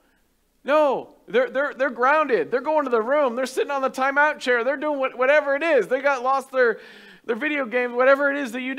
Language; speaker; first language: English; native; English